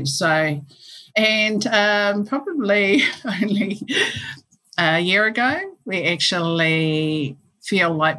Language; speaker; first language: English; native; English